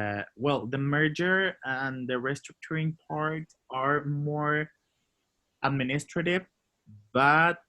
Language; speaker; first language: English; non-native, learner; Spanish